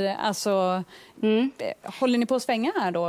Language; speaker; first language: Swedish; native; Swedish